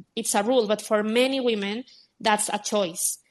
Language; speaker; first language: English; non-native, fluent; Spanish